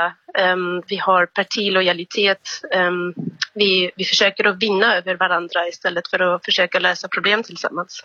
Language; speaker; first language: Swedish; non-native, fluent; German